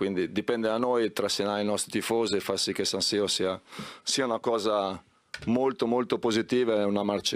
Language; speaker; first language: Italian; native; Italian